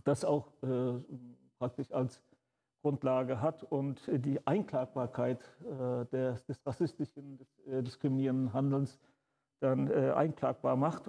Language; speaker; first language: German; early bilingual, other home language; Turkish